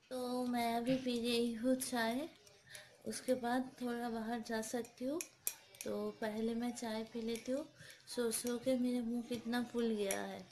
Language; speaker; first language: Hindi; non-native, local second language; Bangla